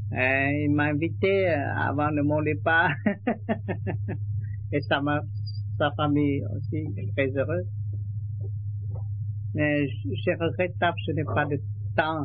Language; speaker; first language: French; non-native, learner; Vietnamese